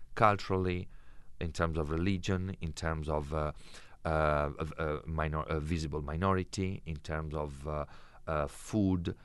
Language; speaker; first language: English; non-native, fluent; Italian